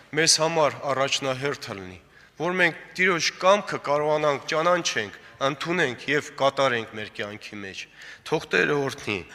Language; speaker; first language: Armenian; non-native, local second language; Russian